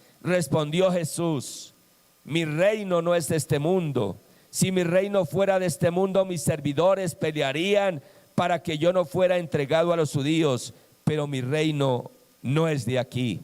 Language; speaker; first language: Spanish; native; Spanish